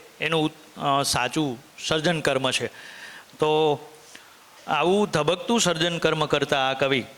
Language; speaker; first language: Gujarati; native; Gujarati